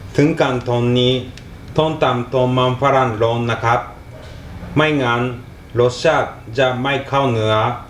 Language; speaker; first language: Thai; non-native, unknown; Japanese